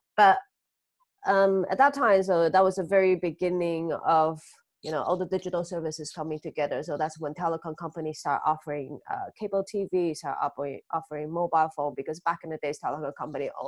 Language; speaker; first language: English; early bilingual, other home language; Chinese